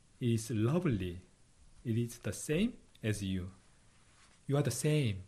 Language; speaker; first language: English; non-native, fluent; Korean